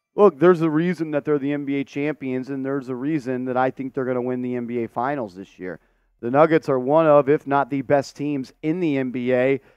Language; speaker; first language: English; native; English